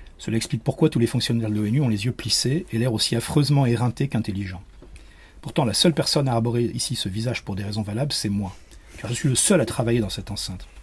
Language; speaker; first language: French; native; French